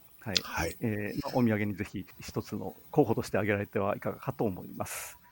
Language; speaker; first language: Japanese; native; Japanese